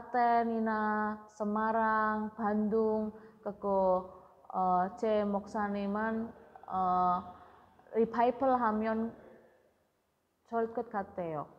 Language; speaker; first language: Korean; non-native, learner; Indonesian